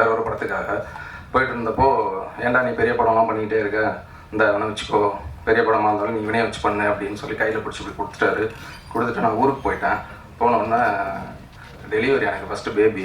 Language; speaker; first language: Tamil; native; Tamil